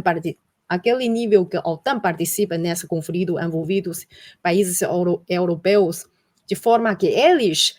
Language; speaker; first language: Portuguese; non-native, fluent; Chinese